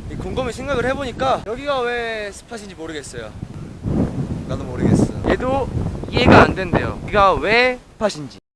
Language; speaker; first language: Korean; native; Korean